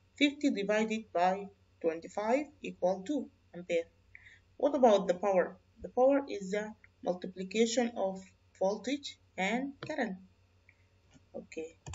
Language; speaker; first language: English; non-native, fluent; Arabic